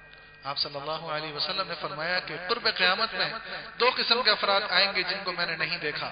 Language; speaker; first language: Urdu; native; Urdu